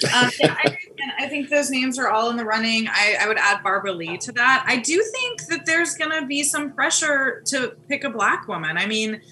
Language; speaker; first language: English; native; English